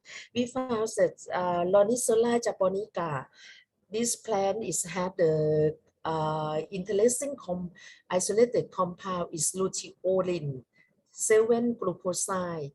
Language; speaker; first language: English; non-native, learner; Thai